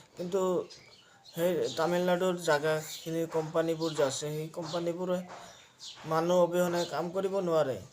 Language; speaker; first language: Assamese; native; Assamese